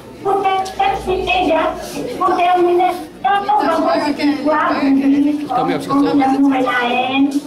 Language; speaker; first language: French; non-native, local second language; Arabic